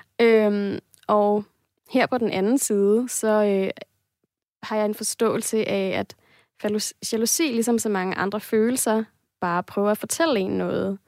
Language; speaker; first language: Danish; native; Danish